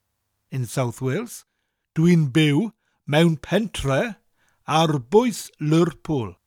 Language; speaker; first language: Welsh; non-native, fluent; English